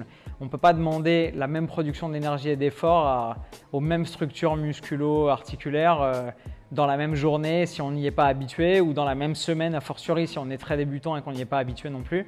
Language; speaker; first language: French; native; French